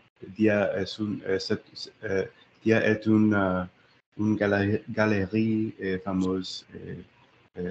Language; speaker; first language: French; non-native, learner; English